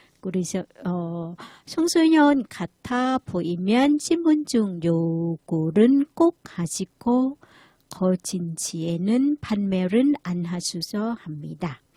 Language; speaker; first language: Korean; non-native, learner; Thai